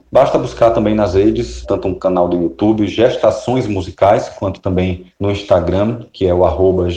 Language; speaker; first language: Portuguese; native; Portuguese